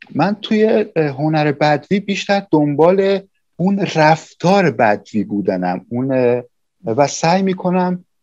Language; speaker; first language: Persian; native; Persian